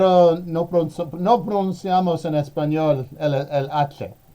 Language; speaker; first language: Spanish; non-native, learner; English